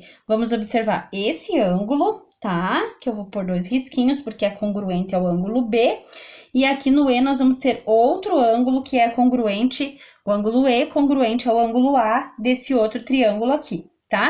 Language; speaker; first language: Portuguese; native; Portuguese